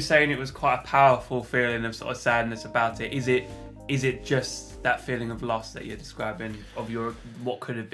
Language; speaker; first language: English; native; English